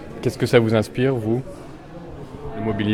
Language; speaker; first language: French; native; French